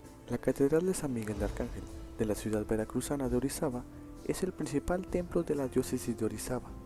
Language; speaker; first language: Spanish; native; Spanish